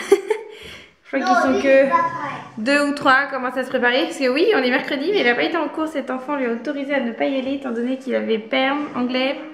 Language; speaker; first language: French; native; French